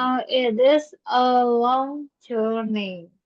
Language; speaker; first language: English; non-native, learner; Indonesian